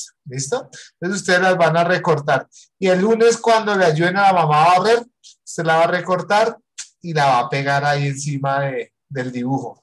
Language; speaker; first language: Spanish; native; Spanish